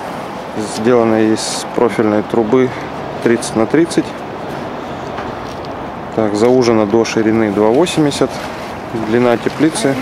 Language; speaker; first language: Russian; native; Russian